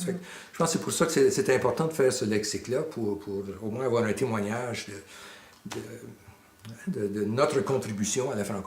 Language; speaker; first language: French; native; French